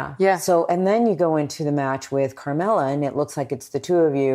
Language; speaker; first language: English; native; English